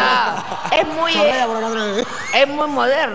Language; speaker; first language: Spanish; native; Spanish